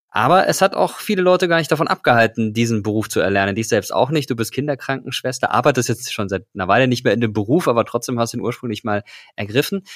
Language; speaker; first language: German; native; German